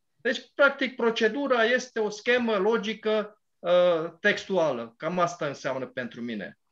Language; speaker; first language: Romanian; non-native, local second language; Hungarian